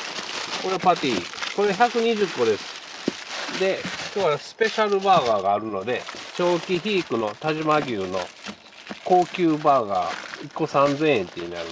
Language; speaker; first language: Japanese; native; Japanese